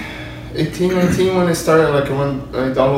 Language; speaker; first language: English; non-native, fluent; Portuguese